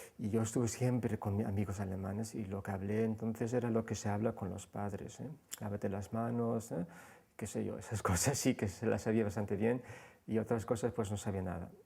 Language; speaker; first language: Spanish; early bilingual, heritage; Spanish